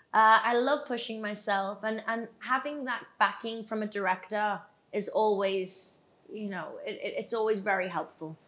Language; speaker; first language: English; native; English